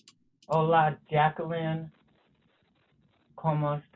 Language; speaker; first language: Spanish; non-native, learner; English